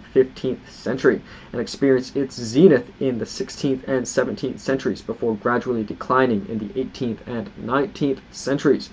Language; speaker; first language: English; native; English